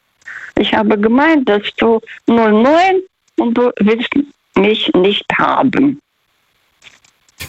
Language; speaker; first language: German; non-native, fluent; Russian